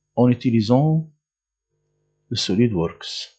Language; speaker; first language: French; non-native, local second language; Arabic